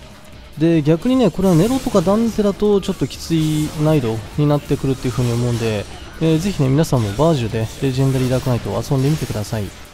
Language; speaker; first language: Japanese; native; Japanese